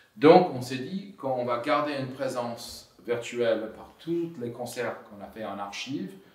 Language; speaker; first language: French; non-native, fluent; English